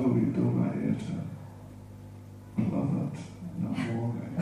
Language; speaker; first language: Russian; non-native, learner; English